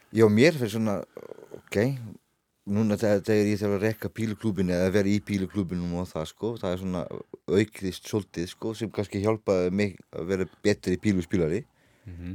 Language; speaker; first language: Icelandic; non-native, fluent; Portuguese